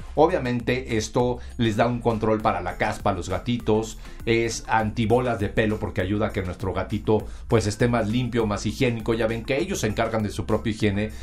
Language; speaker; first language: Spanish; native; Spanish